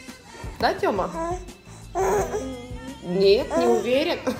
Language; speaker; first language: Russian; native; Russian